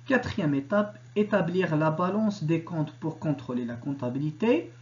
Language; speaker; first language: French; non-native, local second language; Arabic